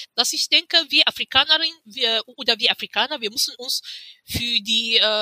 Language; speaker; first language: German; non-native, fluent; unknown